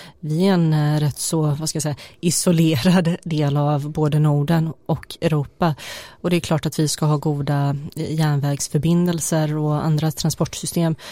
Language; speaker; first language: Swedish; early bilingual, other home language; Bosnian